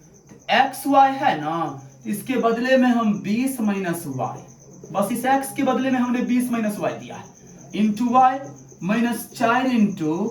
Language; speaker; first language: Hindi; native; Hindi